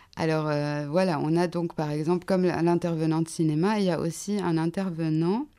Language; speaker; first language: French; non-native, local second language; Arabic